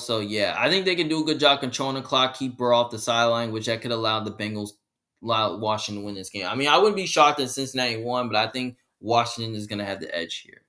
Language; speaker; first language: English; native; English